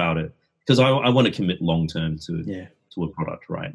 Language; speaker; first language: English; native; English